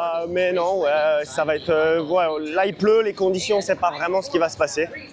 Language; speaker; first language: French; native; French